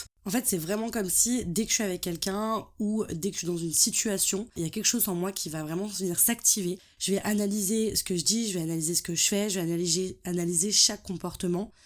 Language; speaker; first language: French; native; French